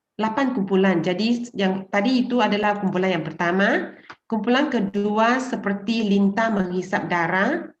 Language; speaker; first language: Malay; non-native, local second language; Chinese